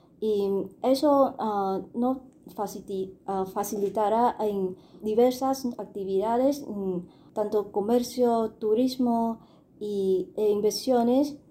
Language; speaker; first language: Spanish; non-native, fluent; Vietnamese